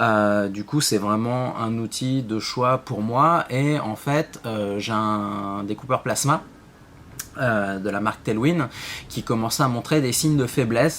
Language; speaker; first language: French; native; French